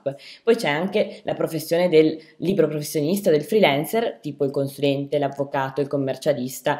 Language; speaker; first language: Italian; native; Italian